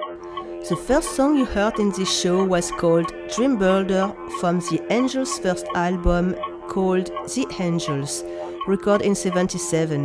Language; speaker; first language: English; non-native, learner; French